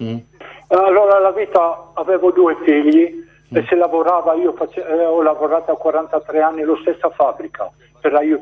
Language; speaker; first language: Italian; non-native, local second language; Slovenian